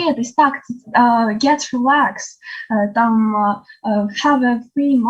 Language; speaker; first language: English; non-native, learner; Ukrainian